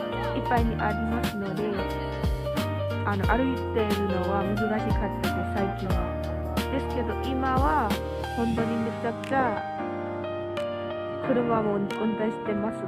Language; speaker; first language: Japanese; non-native, learner; Burmese